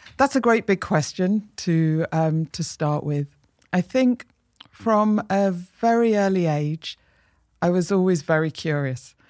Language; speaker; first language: English; native; English